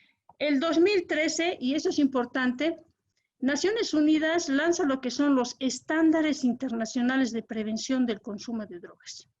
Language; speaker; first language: Spanish; native; Spanish